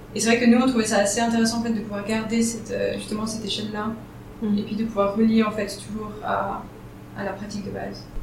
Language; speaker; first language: French; native; French